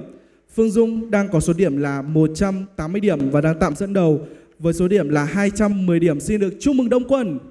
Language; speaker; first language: Vietnamese; native; Vietnamese